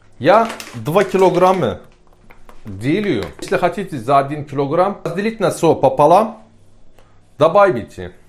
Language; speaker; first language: Russian; non-native, learner; Turkish